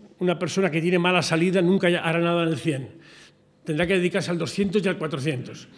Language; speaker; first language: Spanish; native; Spanish